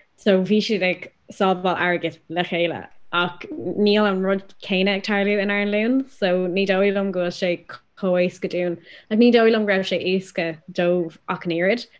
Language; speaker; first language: Irish; non-native, local second language; English